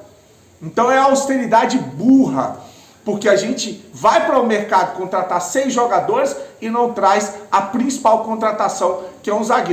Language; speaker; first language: Portuguese; native; Portuguese